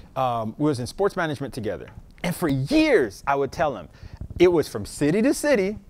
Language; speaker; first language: English; native; English